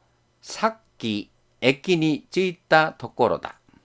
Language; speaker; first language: Japanese; non-native, fluent; Korean